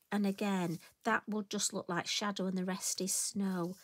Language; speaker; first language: English; native; English